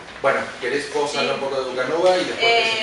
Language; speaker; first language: Spanish; native; Spanish